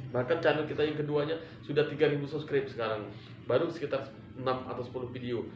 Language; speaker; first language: Indonesian; non-native, local second language; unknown